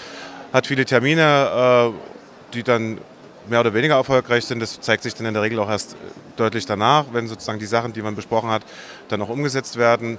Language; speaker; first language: German; native; German